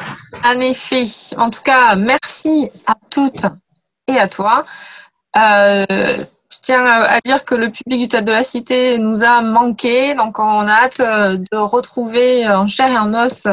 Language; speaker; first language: French; native; French